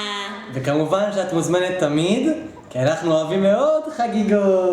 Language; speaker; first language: Hebrew; native; Hebrew